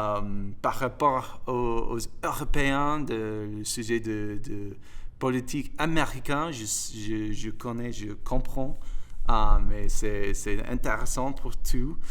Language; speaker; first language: French; non-native, fluent; English